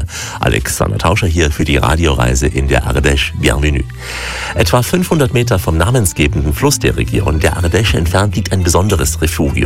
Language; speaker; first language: German; native; German